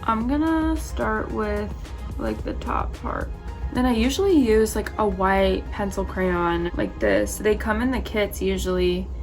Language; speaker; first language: English; native; English